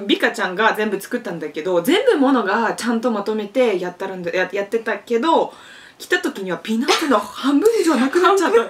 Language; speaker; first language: Japanese; non-native, learner; Russian